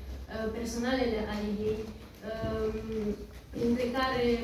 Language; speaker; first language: Romanian; early bilingual, heritage; French